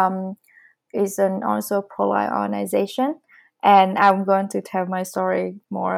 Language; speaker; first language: English; non-native, fluent; Vietnamese